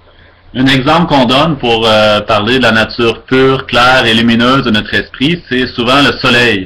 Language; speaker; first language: French; native; French